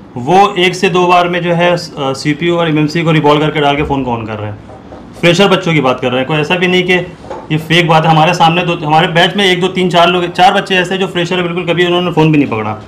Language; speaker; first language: Hindi; native; Hindi